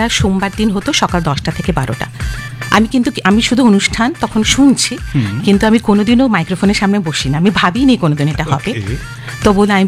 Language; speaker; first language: Bangla; non-native, local second language; Hindi